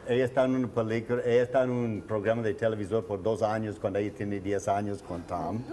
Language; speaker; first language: Spanish; non-native, learner; English